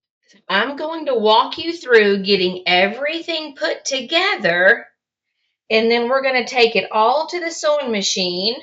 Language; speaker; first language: English; native; English